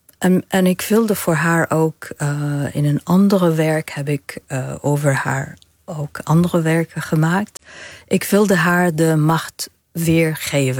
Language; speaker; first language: Dutch; non-native, fluent; Arabic